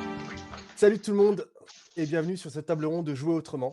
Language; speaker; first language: French; native; French